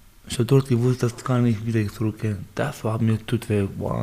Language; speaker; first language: German; non-native, learner; Baluchi